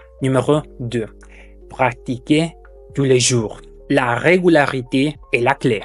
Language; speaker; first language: French; non-native, fluent; German